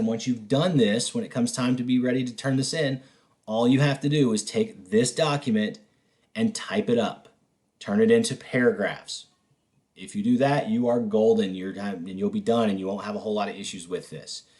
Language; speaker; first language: English; native; English